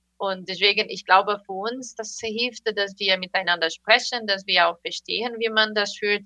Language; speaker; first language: German; non-native, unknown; Portuguese